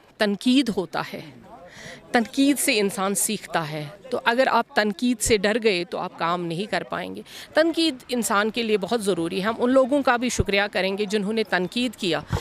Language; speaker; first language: Hindi; non-native, local second language; Kashmiri